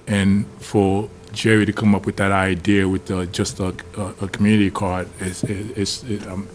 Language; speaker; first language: English; non-native, fluent; Haitian Creole